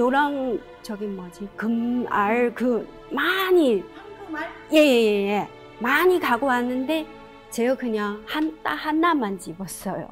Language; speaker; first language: Korean; non-native, learner; Chinese